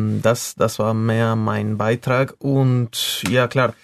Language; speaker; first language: German; non-native, fluent; Spanish